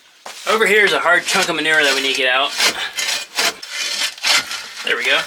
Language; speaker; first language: English; native; English